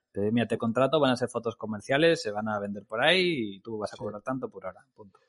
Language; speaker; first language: Spanish; native; Spanish